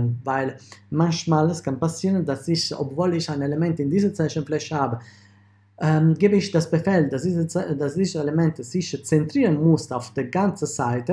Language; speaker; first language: German; non-native, fluent; Italian